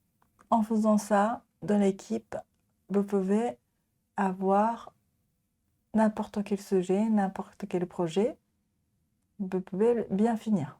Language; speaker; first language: French; non-native, fluent; Japanese